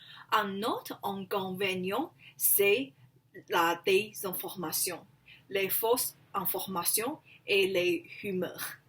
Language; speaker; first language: French; non-native, learner; Chinese